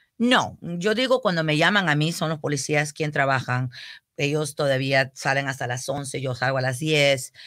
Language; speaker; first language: Spanish; early bilingual, heritage; Spanish